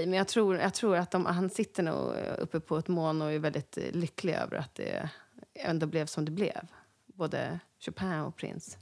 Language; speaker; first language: Swedish; native; Swedish